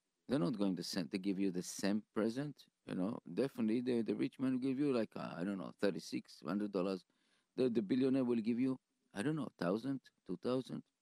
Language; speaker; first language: English; non-native, fluent; Hebrew